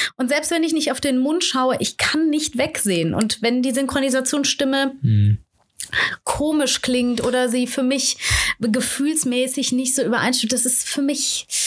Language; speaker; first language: German; native; German